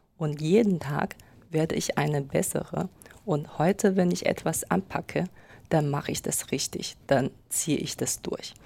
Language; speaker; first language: German; non-native, fluent; Chinese